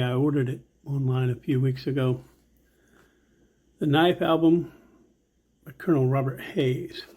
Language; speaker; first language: English; native; English